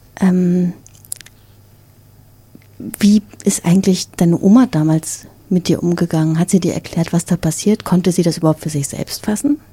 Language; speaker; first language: German; native; German